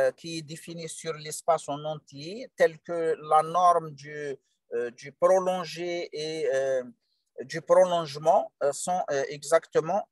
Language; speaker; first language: French; non-native, local second language; Arabic